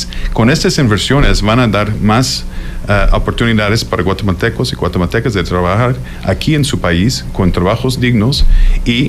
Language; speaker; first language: Spanish; non-native, fluent; English